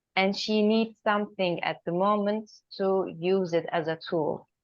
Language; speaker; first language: English; non-native, learner; Turkish